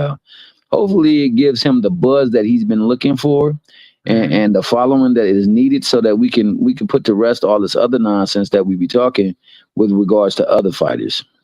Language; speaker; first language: English; native; English